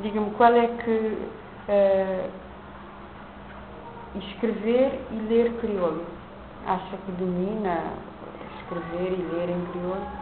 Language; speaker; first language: Portuguese; non-native, local second language; Kabuverdianu